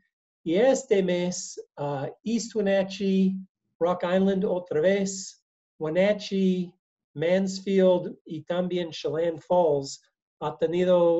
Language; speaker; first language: Spanish; non-native, learner; English